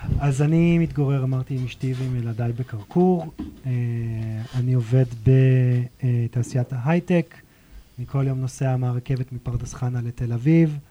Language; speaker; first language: Hebrew; native; Hebrew